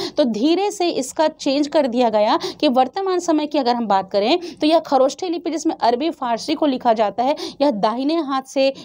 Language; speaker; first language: Hindi; native; Hindi